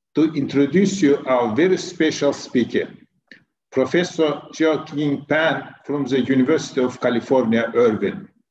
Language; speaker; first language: English; non-native, fluent; Turkish